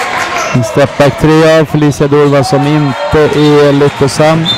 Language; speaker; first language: Swedish; native; Swedish